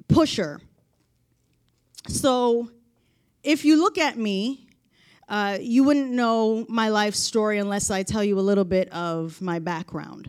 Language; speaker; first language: English; native; English